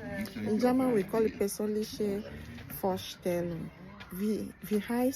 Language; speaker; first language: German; non-native, learner; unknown